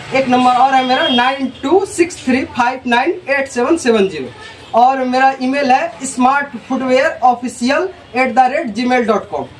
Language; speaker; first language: Hindi; native; Hindi